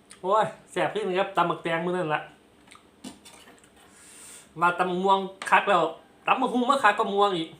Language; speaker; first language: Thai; non-native, local second language; Lao